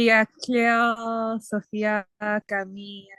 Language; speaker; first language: French; non-native, learner; English